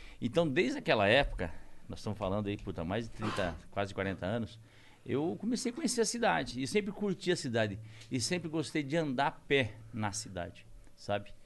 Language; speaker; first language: Portuguese; native; Portuguese